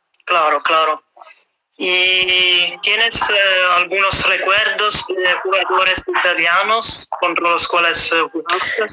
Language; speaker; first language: Spanish; non-native, fluent; Italian